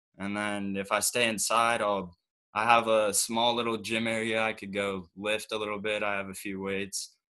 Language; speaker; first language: English; native; English